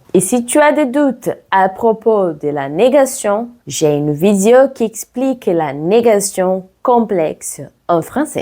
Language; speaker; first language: French; non-native, fluent; Portuguese